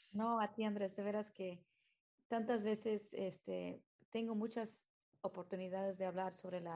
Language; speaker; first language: Spanish; early bilingual, heritage; Spanish